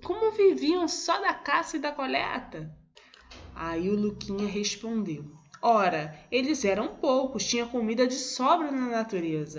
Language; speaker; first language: Portuguese; native; Portuguese